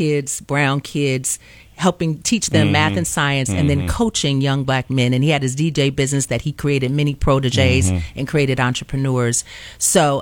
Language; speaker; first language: English; native; English